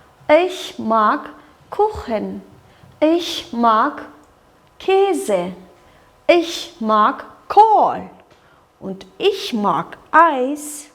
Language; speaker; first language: German; non-native, fluent; Kyrgyz